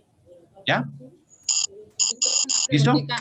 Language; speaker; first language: Spanish; native; Spanish